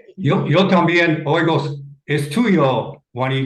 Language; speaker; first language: Spanish; non-native, fluent; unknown